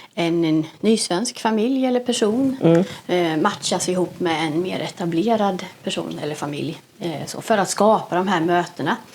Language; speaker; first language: Swedish; native; Swedish